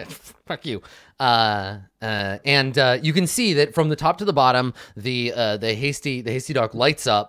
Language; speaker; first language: English; native; English